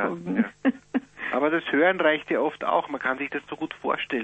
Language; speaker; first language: German; native; German